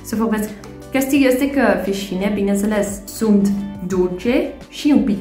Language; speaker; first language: Romanian; non-native, learner; Dutch